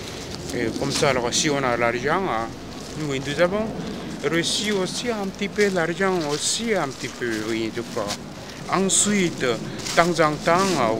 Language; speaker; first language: French; non-native, fluent; Korean